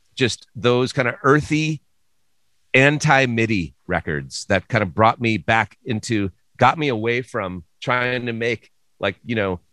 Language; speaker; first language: English; native; English